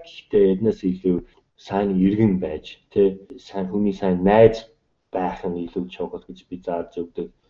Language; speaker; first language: Mongolian; non-native, fluent; English